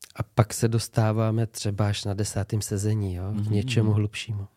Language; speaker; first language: Czech; native; Czech